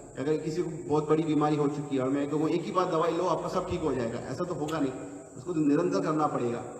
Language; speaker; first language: Hindi; non-native, local second language; Marathi